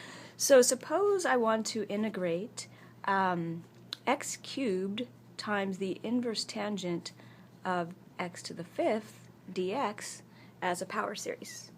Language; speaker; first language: English; native; English